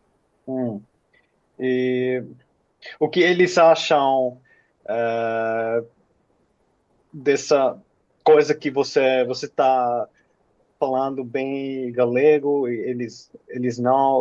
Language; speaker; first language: Portuguese; non-native, fluent; Finnish